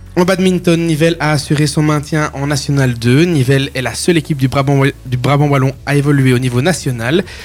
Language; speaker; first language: French; native; French